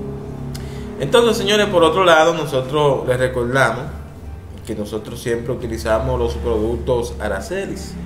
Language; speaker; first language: Spanish; native; Spanish